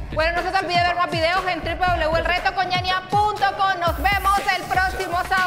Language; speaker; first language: Spanish; native; Spanish